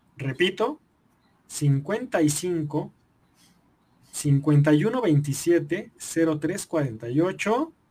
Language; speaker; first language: Spanish; native; Spanish